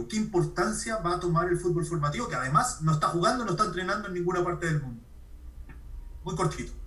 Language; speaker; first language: Spanish; native; Spanish